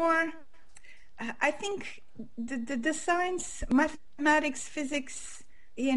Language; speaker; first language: English; non-native, fluent; Armenian